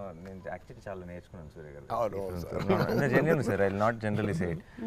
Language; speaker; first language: Telugu; native; Telugu